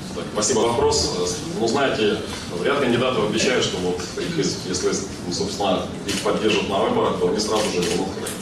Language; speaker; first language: Russian; non-native, local second language; Ukrainian